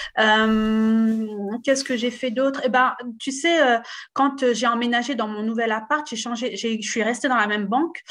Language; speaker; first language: French; native; French